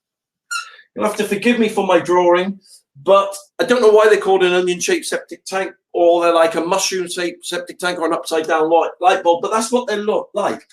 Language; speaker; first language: English; native; English